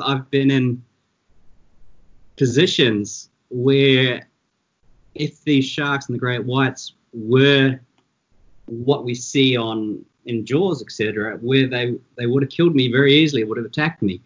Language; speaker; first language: English; native; English